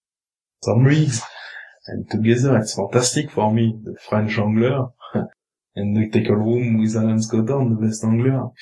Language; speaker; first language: English; non-native, learner; French